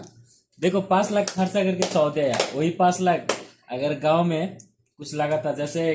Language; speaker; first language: Hindi; non-native, local second language; Bangla